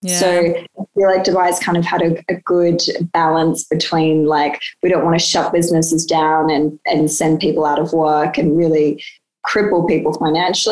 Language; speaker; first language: English; native; English